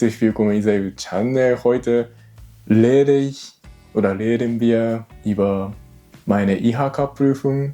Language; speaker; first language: German; non-native, learner; Japanese